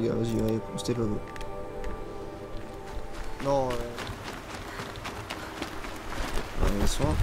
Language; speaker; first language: French; native; French